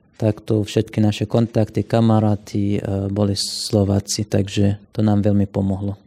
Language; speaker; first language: Slovak; non-native, fluent; Assyrian Neo-Aramaic